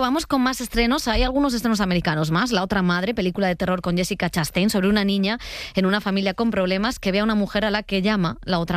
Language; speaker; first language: Spanish; native; Spanish